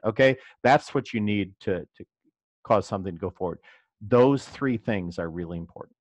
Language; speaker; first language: English; native; English